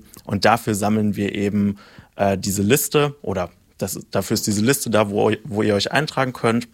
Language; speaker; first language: German; native; German